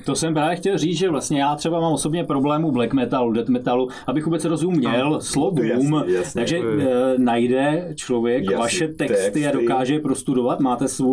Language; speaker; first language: Czech; native; Czech